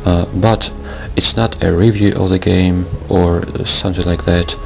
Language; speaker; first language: English; non-native, fluent; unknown